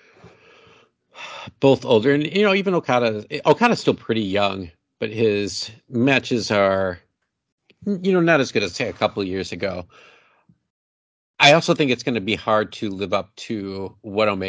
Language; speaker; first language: English; native; English